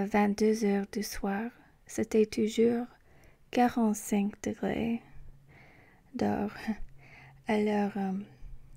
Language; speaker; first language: French; non-native, learner; English